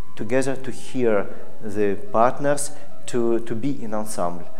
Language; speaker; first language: English; non-native, fluent; Russian